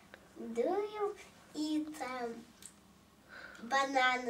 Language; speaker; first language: English; non-native, learner; Russian